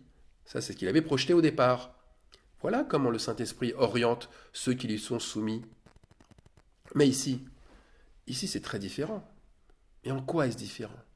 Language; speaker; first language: French; native; French